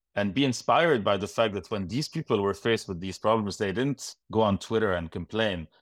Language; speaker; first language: English; non-native, fluent; Arabic